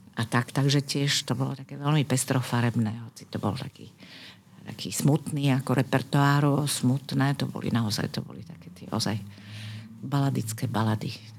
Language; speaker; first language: Slovak; native; Slovak